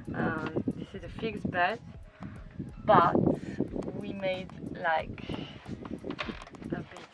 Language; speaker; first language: English; non-native, learner; French